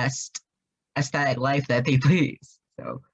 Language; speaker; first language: English; native; English